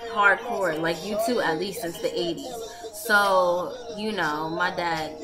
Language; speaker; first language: English; native; English